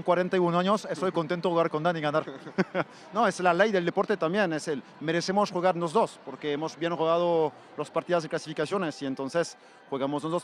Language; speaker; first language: Spanish; non-native, fluent; French